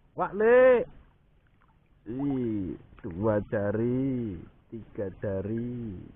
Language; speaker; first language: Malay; non-native, local second language; Javanese